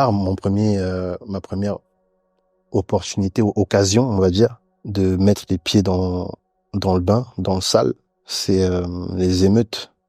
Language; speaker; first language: French; early bilingual, other home language; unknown